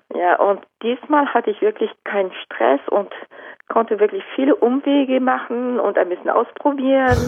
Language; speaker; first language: German; non-native, fluent; Japanese